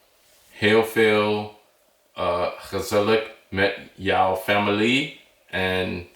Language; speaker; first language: Dutch; non-native, learner; English